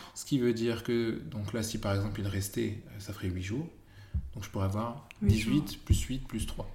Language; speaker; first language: French; native; French